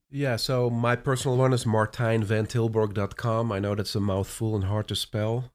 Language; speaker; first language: English; non-native, fluent; Dutch